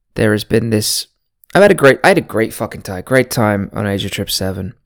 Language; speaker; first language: English; native; English